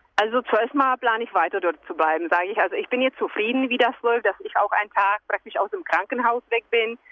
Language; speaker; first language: German; non-native, fluent; Czech